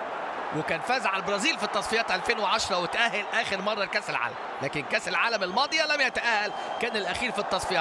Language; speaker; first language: Arabic; native; Arabic